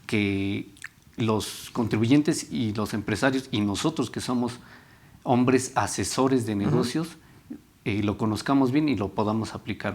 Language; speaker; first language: Spanish; native; Spanish